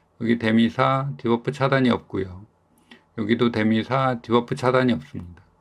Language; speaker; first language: Korean; native; Korean